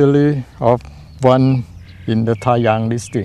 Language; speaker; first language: English; non-native, learner; Thai